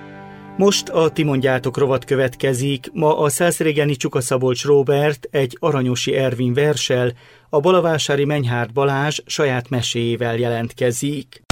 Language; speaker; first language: Hungarian; native; Hungarian